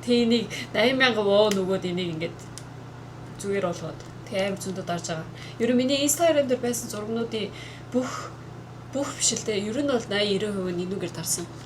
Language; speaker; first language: Mongolian; early bilingual, heritage; Mongolian